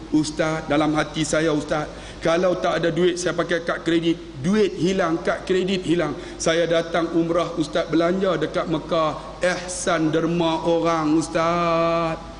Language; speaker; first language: Malay; native; Malay